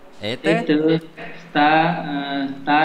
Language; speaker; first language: Russian; non-native, learner; Vietnamese